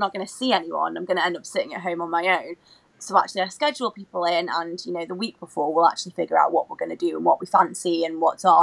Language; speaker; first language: English; native; English